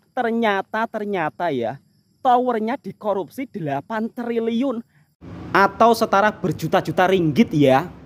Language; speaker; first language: Indonesian; native; Indonesian